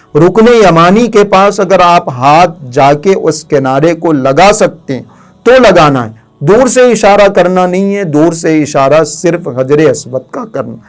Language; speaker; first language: Urdu; native; Urdu